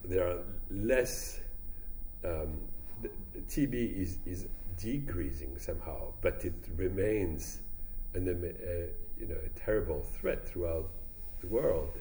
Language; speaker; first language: English; non-native, fluent; French